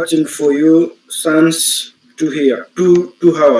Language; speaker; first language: English; non-native, learner; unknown